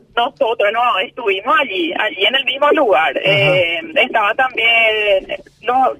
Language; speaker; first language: Spanish; native; Spanish